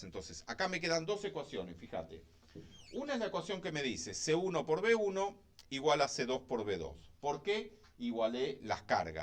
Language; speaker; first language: Spanish; native; Spanish